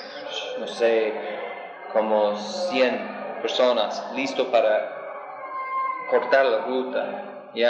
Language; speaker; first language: Spanish; non-native, learner; English